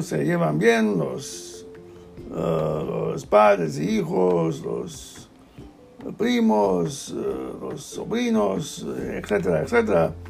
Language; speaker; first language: Spanish; non-native, learner; English